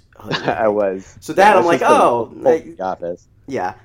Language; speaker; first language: English; native; English